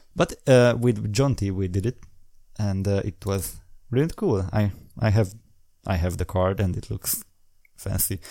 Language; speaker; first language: English; non-native, fluent; Hungarian